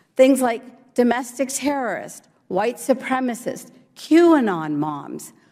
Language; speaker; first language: English; early bilingual, other home language; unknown